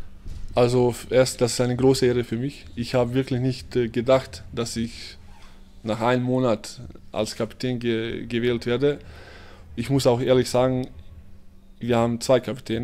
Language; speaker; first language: German; early bilingual, other home language; Bosnian